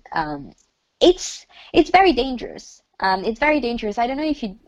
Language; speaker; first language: English; non-native, fluent; Italian